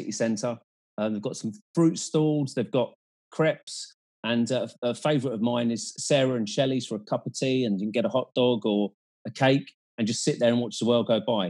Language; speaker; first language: English; native; English